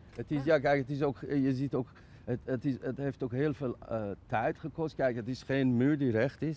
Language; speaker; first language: Dutch; non-native, fluent; Persian